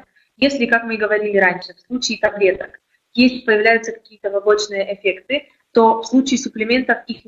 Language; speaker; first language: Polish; non-native, learner; Russian